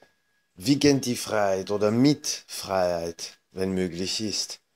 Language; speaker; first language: German; non-native, fluent; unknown